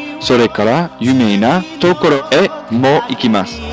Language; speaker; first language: Japanese; non-native, learner; English